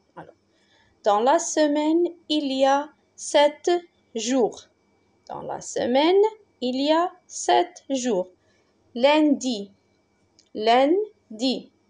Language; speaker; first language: French; non-native, local second language; Arabic